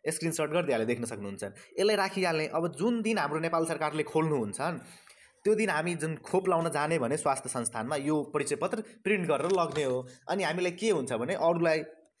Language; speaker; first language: Nepali; non-native, local second language; Maithili